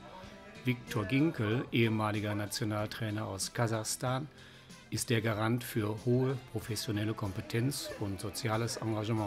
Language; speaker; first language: German; native; German